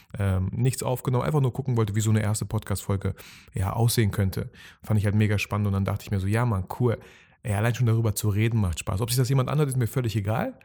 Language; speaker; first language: German; early bilingual, other home language; Russian